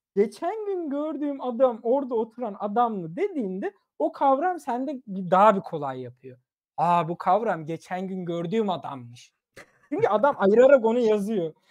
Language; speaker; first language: Turkish; early bilingual, other home language; German